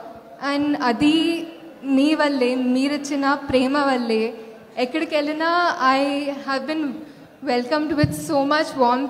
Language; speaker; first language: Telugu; non-native, fluent; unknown